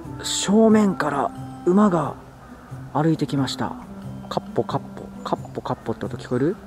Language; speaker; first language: Japanese; native; Japanese